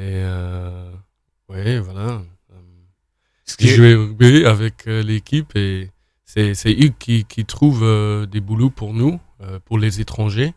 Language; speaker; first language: French; non-native, learner; Afrikaans